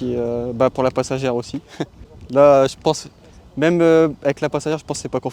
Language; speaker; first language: French; native; French